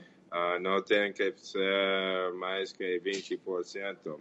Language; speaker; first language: Portuguese; non-native, fluent; English